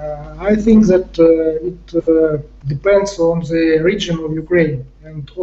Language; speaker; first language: English; non-native, fluent; Ukrainian